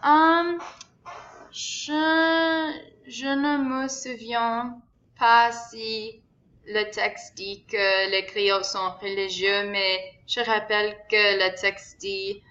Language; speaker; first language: French; non-native, learner; English